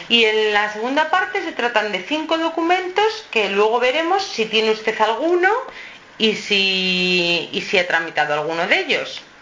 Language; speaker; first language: Spanish; native; Spanish